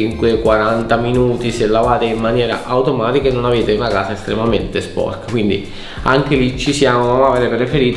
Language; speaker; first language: Italian; native; Italian